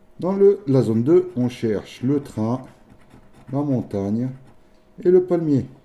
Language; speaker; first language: French; native; French